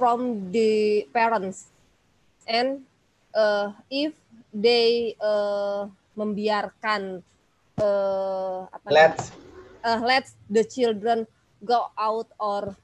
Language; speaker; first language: English; non-native, learner; Indonesian